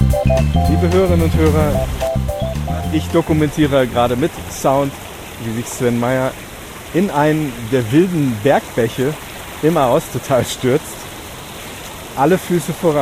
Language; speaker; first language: German; native; German